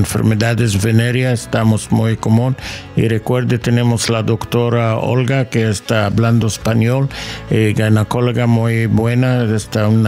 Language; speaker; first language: Spanish; non-native, learner; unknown